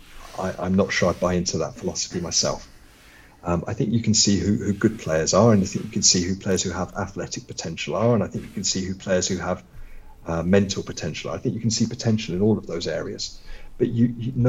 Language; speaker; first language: English; native; English